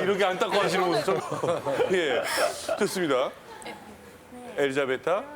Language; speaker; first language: Korean; native; Korean